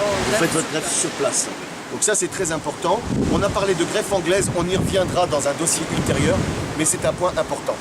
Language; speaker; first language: French; native; French